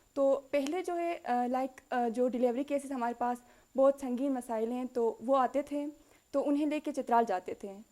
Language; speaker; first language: Urdu; non-native, local second language; Khowar